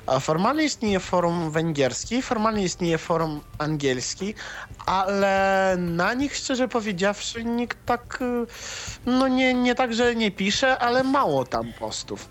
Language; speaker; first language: Polish; non-native, fluent; Russian